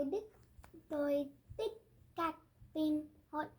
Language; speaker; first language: Vietnamese; non-native, learner; English